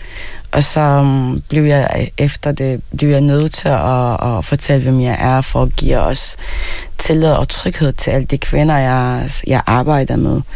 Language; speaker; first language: Danish; non-native, fluent; Arabic